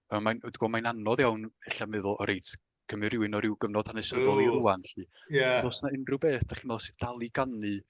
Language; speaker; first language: Welsh; native; Welsh